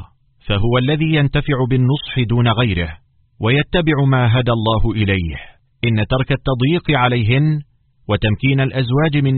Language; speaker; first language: Arabic; native; Arabic